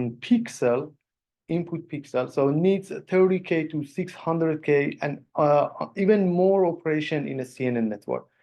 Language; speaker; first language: English; non-native, fluent; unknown